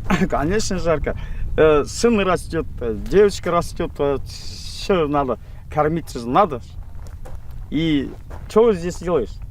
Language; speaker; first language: Russian; non-native, local second language; Kazakh